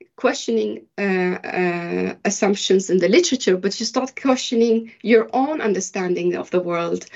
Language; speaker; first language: English; early bilingual, other home language; Arabic